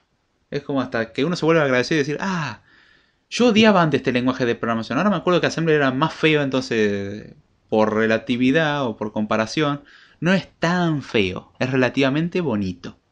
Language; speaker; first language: Spanish; native; Spanish